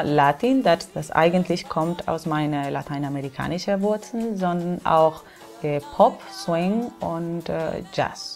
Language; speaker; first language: German; non-native, fluent; Spanish